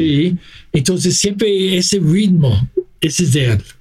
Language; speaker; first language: Spanish; non-native, fluent; English